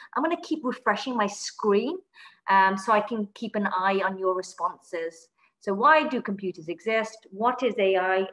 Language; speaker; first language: English; native; English